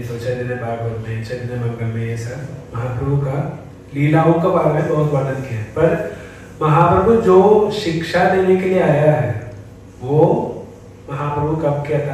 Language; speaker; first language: Hindi; non-native, fluent; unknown